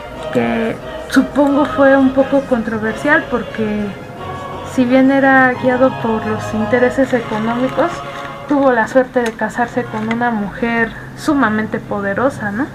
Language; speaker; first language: Spanish; native; Spanish